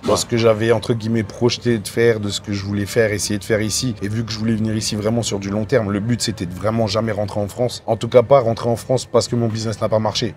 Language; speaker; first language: French; native; French